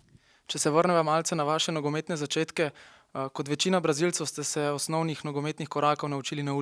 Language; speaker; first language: Slovenian; native; Slovenian